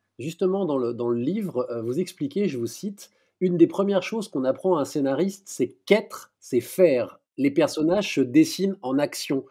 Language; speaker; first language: French; native; French